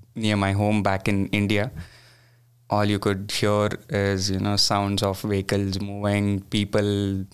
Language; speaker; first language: English; non-native, local second language; Kannada